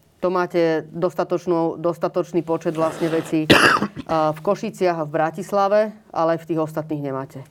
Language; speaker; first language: Slovak; native; Slovak